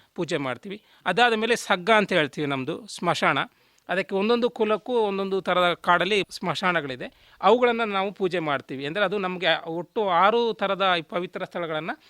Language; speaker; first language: Kannada; native; Kannada